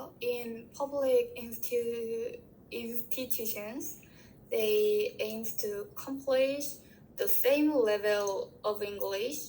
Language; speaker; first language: English; non-native, fluent; Korean